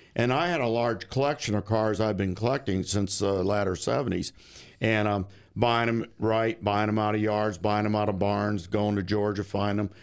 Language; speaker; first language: English; native; English